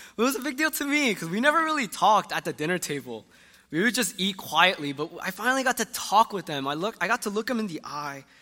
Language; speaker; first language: English; early bilingual, other home language; Korean